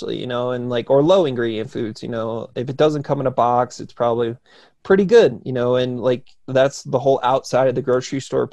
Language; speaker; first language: English; native; English